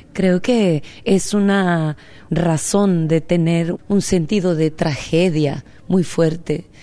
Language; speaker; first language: Spanish; native; Spanish